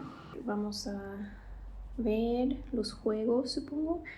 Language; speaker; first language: Spanish; non-native, fluent; English